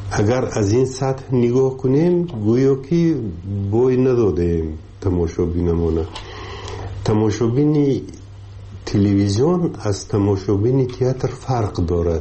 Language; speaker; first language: Persian; native; Persian